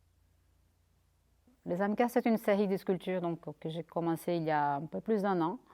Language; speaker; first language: French; non-native, fluent; Portuguese